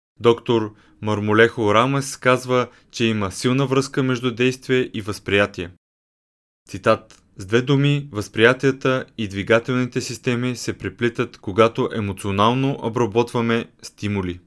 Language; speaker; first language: Bulgarian; native; Bulgarian